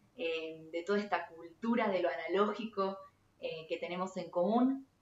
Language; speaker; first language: Spanish; native; Spanish